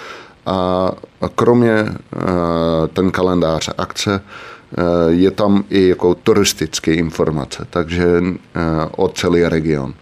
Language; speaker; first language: Czech; non-native, fluent; Dutch